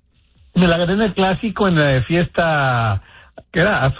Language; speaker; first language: Spanish; native; Spanish